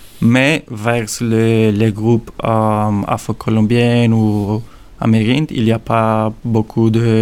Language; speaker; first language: French; non-native, learner; Spanish